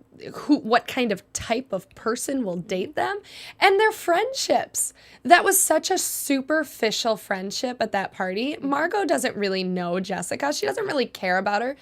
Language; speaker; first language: English; native; English